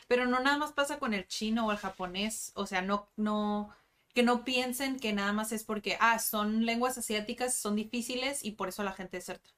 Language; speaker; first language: Spanish; native; Spanish